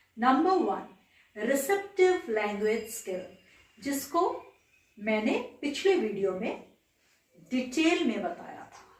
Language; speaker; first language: Hindi; non-native, local second language; Bangla